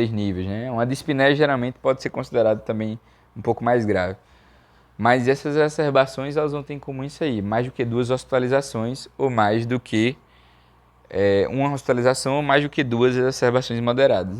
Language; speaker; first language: Portuguese; native; Portuguese